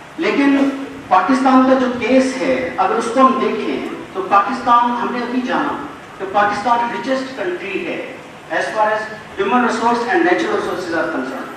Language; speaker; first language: Urdu; non-native, local second language; Sindhi